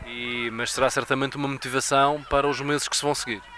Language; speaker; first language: Portuguese; native; Portuguese